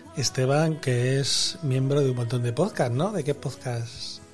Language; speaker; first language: Spanish; native; Spanish